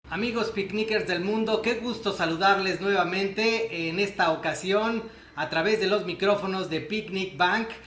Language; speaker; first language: Spanish; native; Spanish